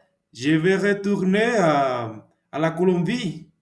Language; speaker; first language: French; non-native, learner; Spanish